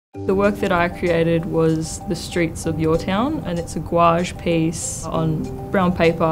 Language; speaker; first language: English; native; English